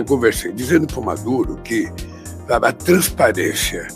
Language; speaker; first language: Portuguese; native; Portuguese